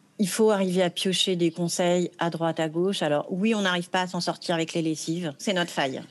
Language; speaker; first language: French; early bilingual, other home language; Arabic